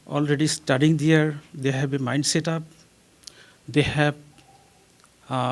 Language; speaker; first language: English; non-native, local second language; Bangla